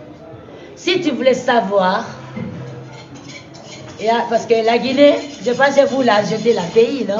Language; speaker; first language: French; non-native, local second language; Susu